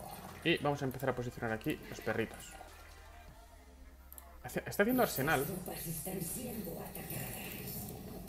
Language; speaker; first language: Spanish; native; Spanish